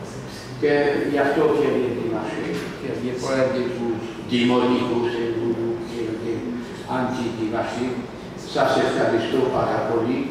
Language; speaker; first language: Greek; non-native, learner; French